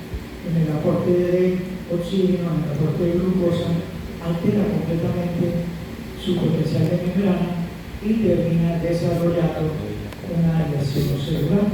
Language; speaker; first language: Spanish; native; Spanish